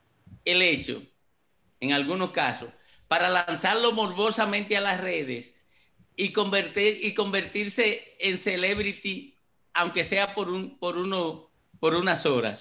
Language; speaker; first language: Spanish; native; Spanish